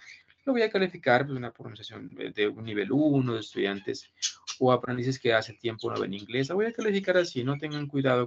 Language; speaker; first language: Spanish; native; Spanish